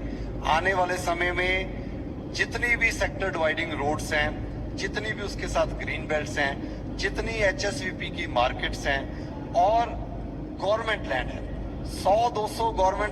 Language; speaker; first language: Hindi; native; Hindi